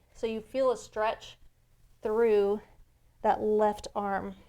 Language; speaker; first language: English; native; English